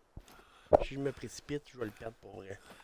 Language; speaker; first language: French; native; French